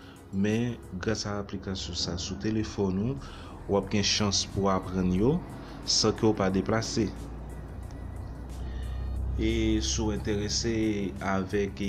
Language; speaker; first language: French; non-native, learner; Haitian Creole